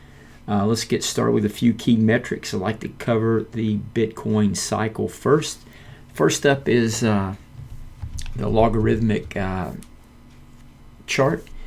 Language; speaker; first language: English; native; English